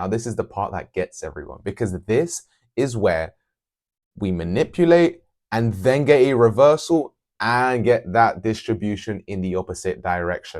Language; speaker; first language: English; native; English